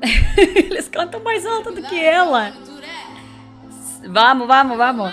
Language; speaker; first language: Portuguese; non-native, learner; Russian